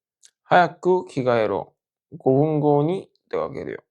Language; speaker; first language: Japanese; non-native, fluent; Korean